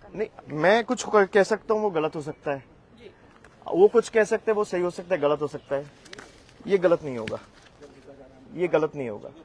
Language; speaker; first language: Hindi; non-native, local second language; Bangla